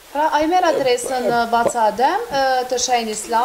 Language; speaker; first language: Albanian; native; Albanian